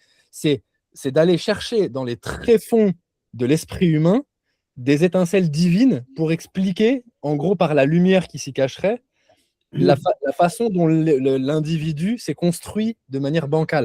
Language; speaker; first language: French; native; French